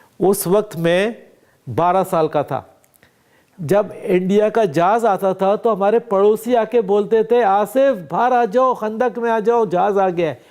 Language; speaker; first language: Urdu; native; Urdu